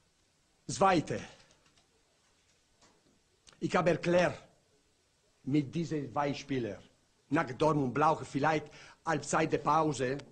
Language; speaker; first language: German; non-native, learner; Italian